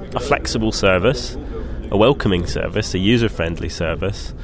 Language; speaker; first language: English; native; English